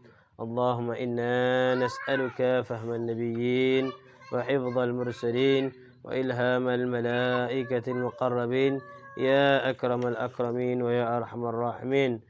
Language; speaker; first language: Arabic; non-native, fluent; Indonesian